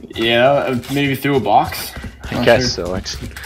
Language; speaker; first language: English; native; English